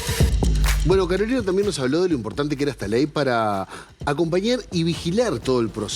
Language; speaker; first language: Spanish; native; Spanish